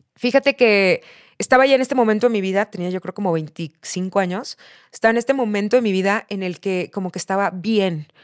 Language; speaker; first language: Spanish; native; Spanish